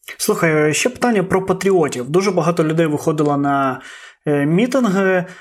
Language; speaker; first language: Ukrainian; non-native, local second language; Russian